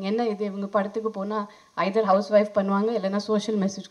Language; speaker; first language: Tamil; non-native, fluent; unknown